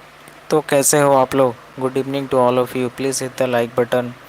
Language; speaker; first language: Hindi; non-native, local second language; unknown